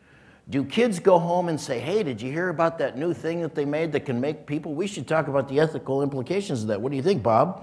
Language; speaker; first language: English; native; English